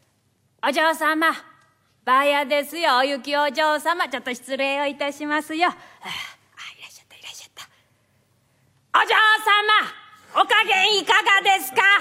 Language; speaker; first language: Japanese; native; Japanese